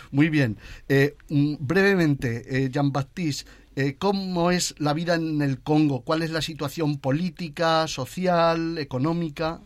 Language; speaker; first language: Spanish; native; Spanish